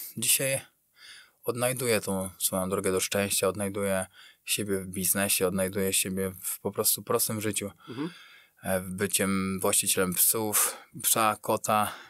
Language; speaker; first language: Polish; native; Polish